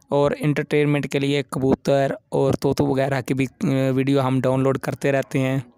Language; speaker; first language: Urdu; non-native, local second language; Punjabi